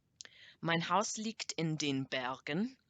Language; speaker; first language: German; non-native, learner; English